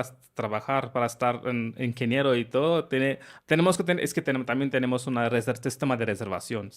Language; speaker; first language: Spanish; non-native, fluent; Hindi